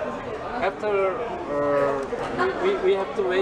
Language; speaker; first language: English; non-native, learner; Korean